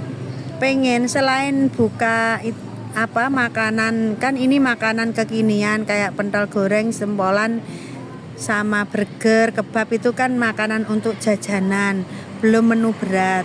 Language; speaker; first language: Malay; non-native, local second language; Javanese